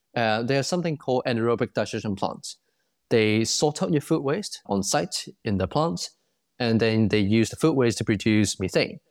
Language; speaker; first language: English; non-native, local second language; Cantonese